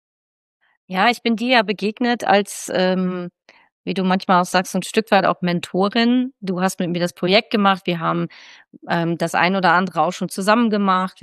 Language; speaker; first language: German; native; German